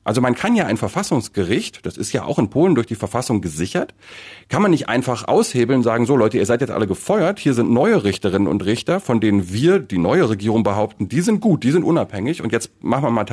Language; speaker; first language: German; native; German